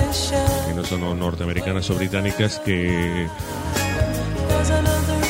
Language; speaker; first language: Spanish; native; Spanish